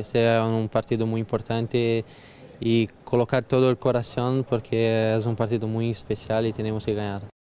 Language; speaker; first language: Spanish; non-native, fluent; Portuguese